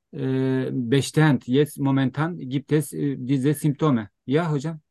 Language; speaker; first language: German; non-native, learner; Turkish